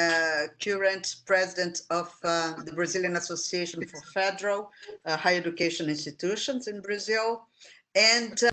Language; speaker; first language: English; non-native, fluent; Portuguese